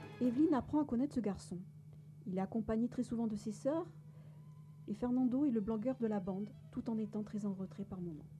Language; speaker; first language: French; native; French